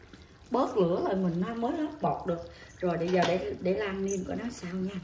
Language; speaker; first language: Vietnamese; native; Vietnamese